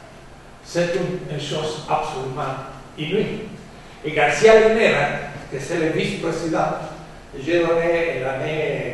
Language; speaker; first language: French; non-native, fluent; Spanish